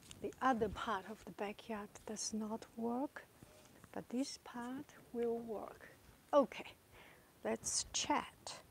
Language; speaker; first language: English; non-native, fluent; Chinese